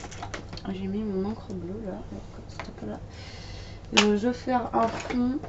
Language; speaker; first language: French; native; French